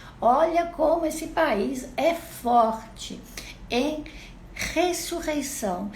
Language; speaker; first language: Portuguese; non-native, fluent; Italian